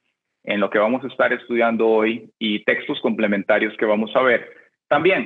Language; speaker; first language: Spanish; native; Spanish